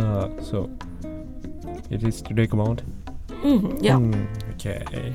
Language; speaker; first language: English; non-native, learner; Japanese